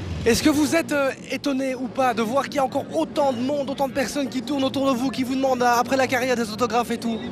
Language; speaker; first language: French; native; French